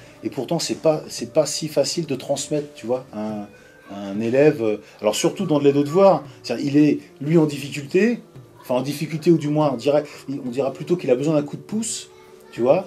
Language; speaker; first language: French; native; French